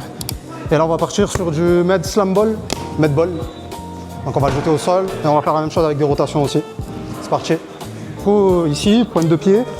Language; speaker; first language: French; native; French